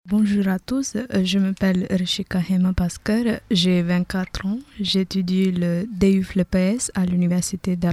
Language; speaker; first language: French; non-native, learner; Tamil